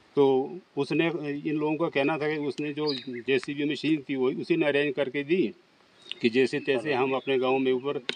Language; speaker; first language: Hindi; native; Hindi